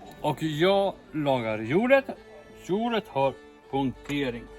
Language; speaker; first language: Swedish; early bilingual, other home language; Ukrainian